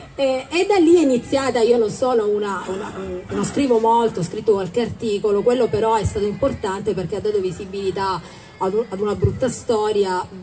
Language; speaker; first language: Italian; native; Italian